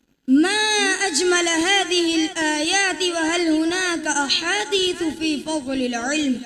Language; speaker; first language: Arabic; non-native, learner; Urdu